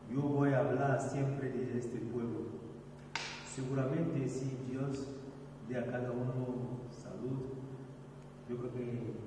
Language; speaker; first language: Spanish; non-native, fluent; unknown